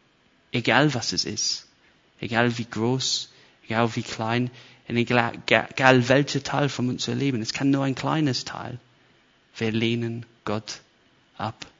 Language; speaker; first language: German; non-native, fluent; English